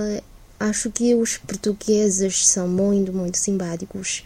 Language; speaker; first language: Portuguese; non-native, learner; Chinese